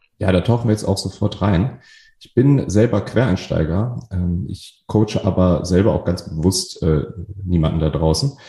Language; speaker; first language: German; native; German